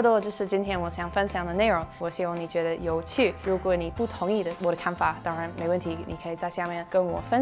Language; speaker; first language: Chinese; non-native, fluent; English